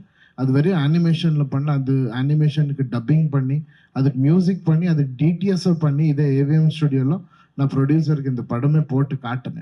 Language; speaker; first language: Tamil; non-native, fluent; Kannada